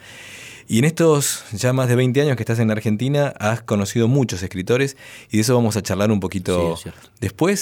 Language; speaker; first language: Spanish; native; Spanish